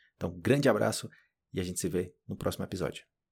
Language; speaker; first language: Portuguese; native; Portuguese